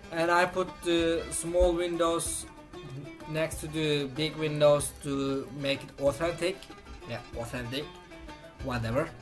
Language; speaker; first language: English; non-native, fluent; Turkish